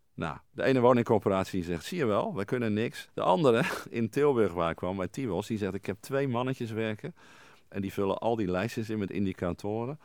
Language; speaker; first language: Dutch; native; Dutch